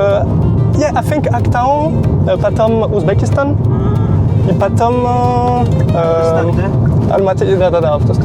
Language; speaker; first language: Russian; non-native, learner; French